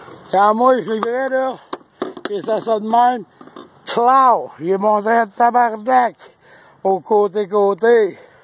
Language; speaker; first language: French; native; French